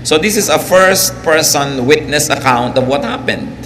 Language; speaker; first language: English; non-native, local second language; Filipino